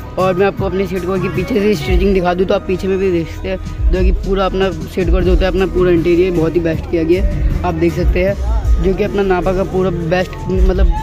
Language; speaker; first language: Hindi; native; Hindi